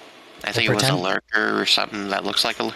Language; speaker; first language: English; native; English